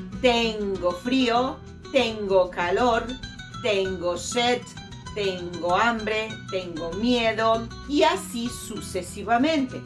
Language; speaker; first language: Spanish; non-native, fluent; Portuguese